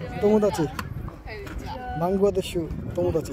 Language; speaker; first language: Japanese; non-native, learner; Bangla